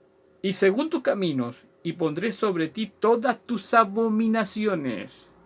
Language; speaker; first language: Spanish; native; Spanish